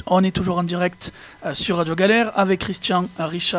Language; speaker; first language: French; native; French